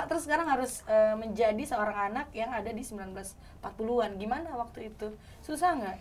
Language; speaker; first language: Indonesian; native; Indonesian